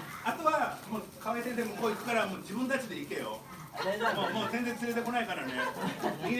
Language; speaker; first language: Japanese; native; Japanese